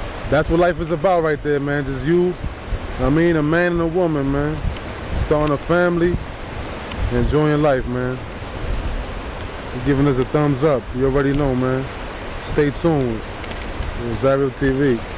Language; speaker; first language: English; early bilingual, other home language; Spanish